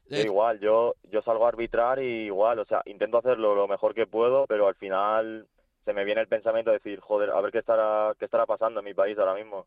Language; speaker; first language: Spanish; early bilingual, other home language; Ukrainian